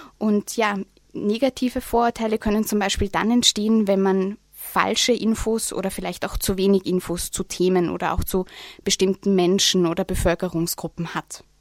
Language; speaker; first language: German; native; German